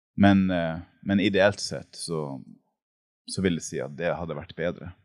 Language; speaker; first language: Norwegian; native; Norwegian